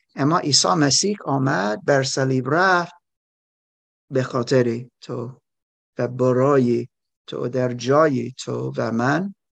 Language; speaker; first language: Persian; non-native, learner; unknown